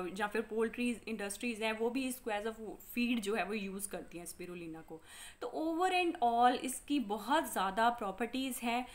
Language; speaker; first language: Hindi; non-native, local second language; Punjabi